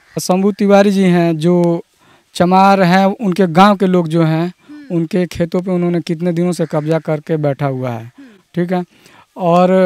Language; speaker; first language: Hindi; native; Hindi